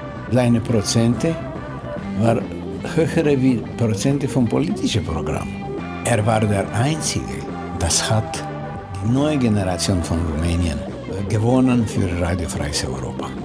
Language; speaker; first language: German; non-native, learner; Romanian